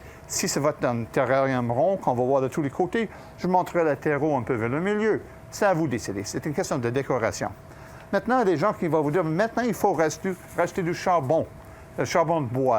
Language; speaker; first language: French; native; French